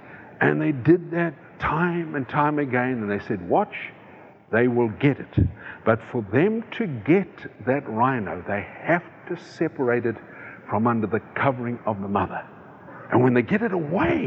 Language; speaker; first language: English; native; English